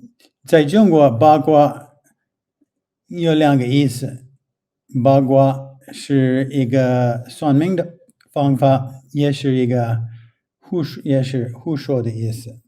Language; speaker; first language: Chinese; non-native, fluent; English